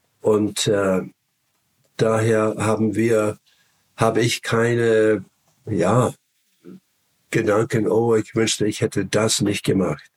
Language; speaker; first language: German; non-native, fluent; English